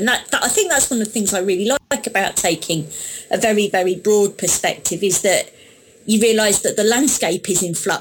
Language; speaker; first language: English; native; English